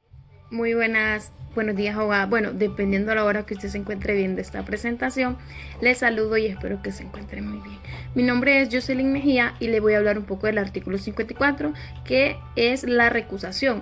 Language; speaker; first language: Spanish; native; Spanish